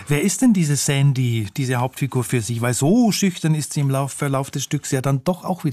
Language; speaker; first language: German; native; German